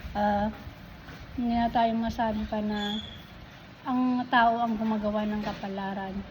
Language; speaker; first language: Filipino; non-native, local second language; Iloko